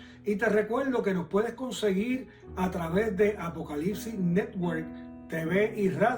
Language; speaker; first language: Spanish; native; Spanish